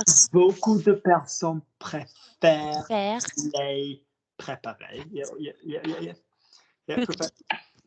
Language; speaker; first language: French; non-native, fluent; English